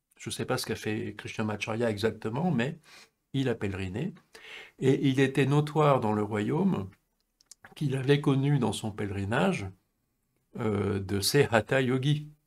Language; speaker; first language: French; native; French